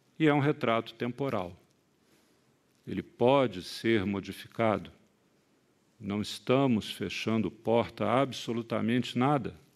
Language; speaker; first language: Portuguese; native; Portuguese